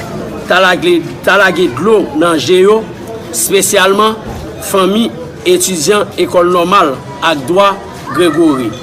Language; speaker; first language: Haitian Creole; native; Haitian Creole